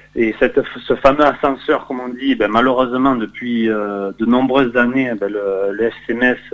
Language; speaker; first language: French; native; French